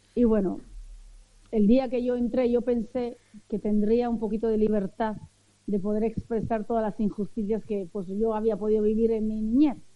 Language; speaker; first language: Spanish; early bilingual, other home language; Arabic